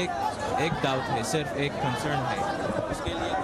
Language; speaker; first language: Hindi; non-native, learner; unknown